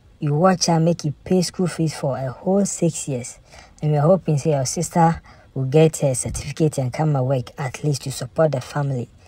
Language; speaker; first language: English; non-native, local second language; Akan